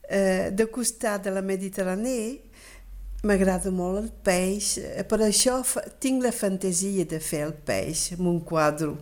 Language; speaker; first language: Catalan; early bilingual, heritage; Catalan